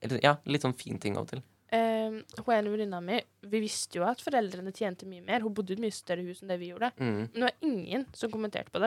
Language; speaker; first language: Norwegian; native; Norwegian